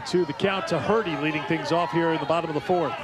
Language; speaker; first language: English; native; English